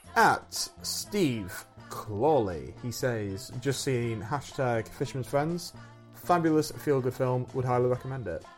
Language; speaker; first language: English; native; English